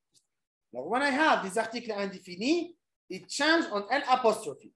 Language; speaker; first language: English; non-native, fluent; Arabic